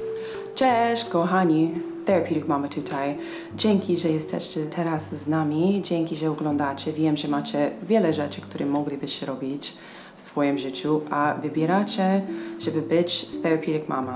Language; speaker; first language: Polish; non-native, fluent; English